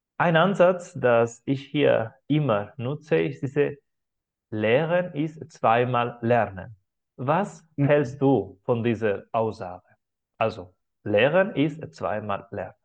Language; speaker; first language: German; non-native, fluent; Spanish